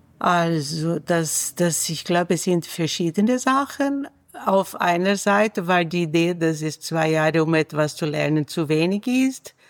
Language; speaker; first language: German; non-native, fluent; Portuguese